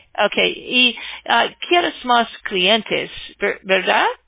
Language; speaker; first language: Spanish; non-native, learner; English